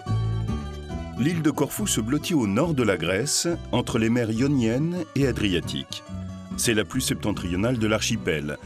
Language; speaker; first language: French; native; French